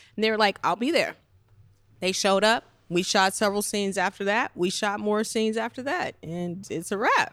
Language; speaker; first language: English; native; English